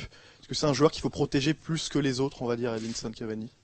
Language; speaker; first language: French; native; French